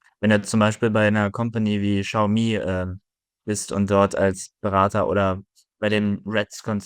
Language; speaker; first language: German; native; German